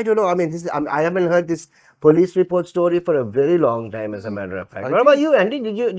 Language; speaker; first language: English; non-native, local second language; Sinhala